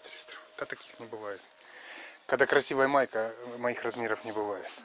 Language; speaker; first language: Russian; native; Russian